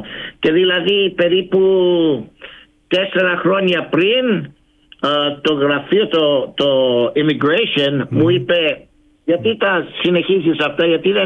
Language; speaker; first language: Greek; early bilingual, heritage; Greek